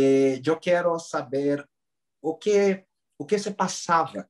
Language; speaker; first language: Spanish; non-native, learner; Portuguese